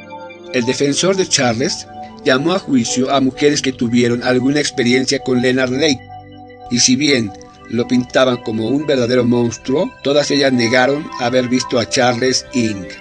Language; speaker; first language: Spanish; native; Spanish